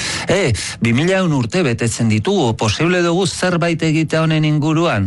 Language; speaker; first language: Basque; native; Basque